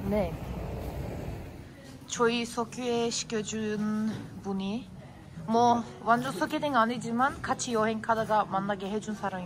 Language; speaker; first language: Korean; non-native, fluent; Turkish